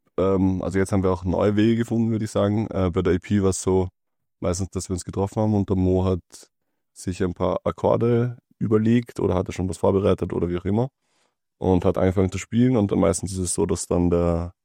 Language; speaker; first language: German; native; German